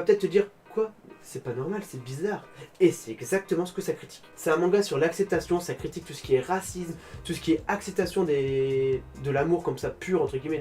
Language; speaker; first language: French; native; French